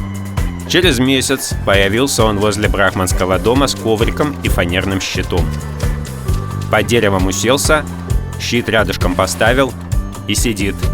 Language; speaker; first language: Russian; native; Russian